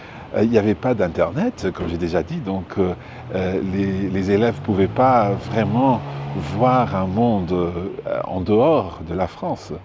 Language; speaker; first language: French; non-native, fluent; English